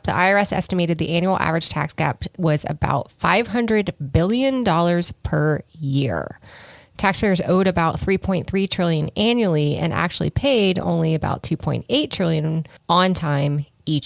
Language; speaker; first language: English; native; English